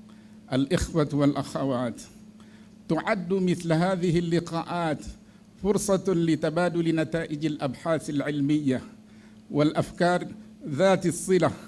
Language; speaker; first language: Arabic; non-native, fluent; Malay